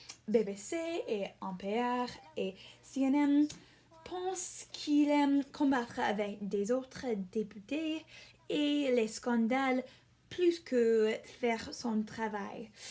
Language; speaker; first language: French; non-native, learner; English